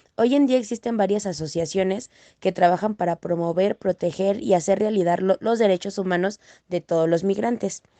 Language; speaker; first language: Spanish; native; Spanish